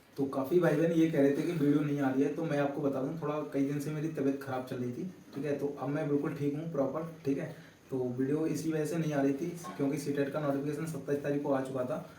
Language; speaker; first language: Hindi; native; Hindi